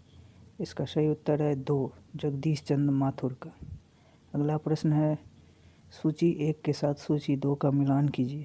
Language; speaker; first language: Hindi; native; Hindi